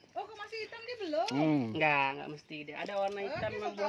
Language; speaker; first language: Indonesian; native; Indonesian